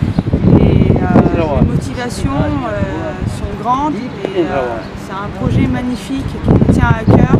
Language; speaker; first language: French; native; French